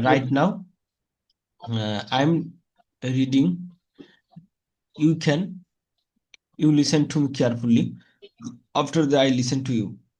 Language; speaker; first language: English; non-native, fluent; Bangla